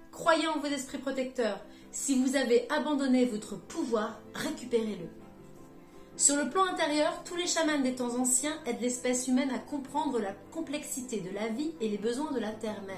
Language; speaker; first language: French; native; French